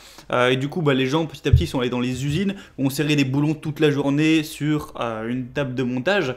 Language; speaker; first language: French; native; French